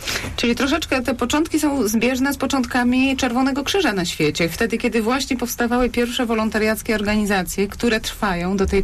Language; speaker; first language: Polish; native; Polish